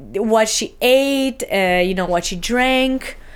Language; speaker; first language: English; non-native, fluent; Romanian